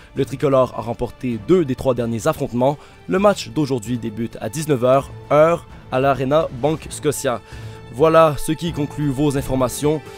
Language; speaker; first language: French; native; French